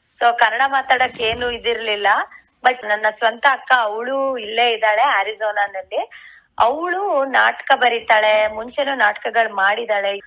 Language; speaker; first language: Kannada; native; Kannada